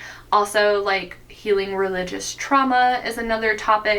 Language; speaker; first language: English; native; English